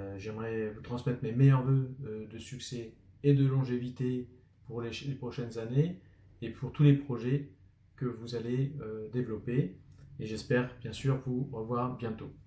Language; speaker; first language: French; native; French